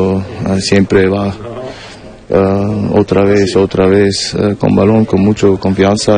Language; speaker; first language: Spanish; non-native, learner; German